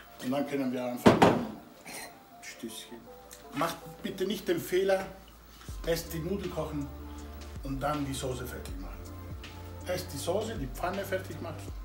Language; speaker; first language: German; non-native, fluent; Italian